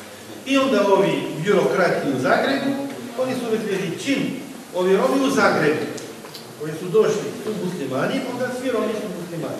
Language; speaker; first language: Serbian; non-native, fluent; French